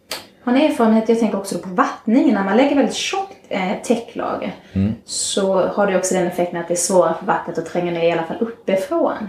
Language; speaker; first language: Swedish; native; Swedish